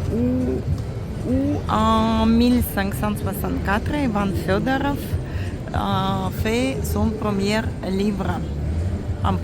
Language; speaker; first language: French; non-native, learner; Russian